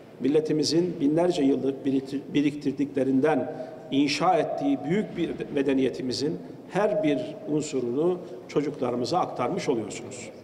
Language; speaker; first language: Turkish; native; Turkish